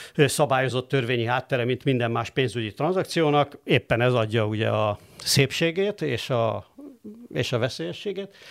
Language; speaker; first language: Hungarian; native; Hungarian